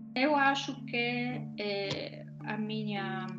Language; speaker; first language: Portuguese; non-native, fluent; Polish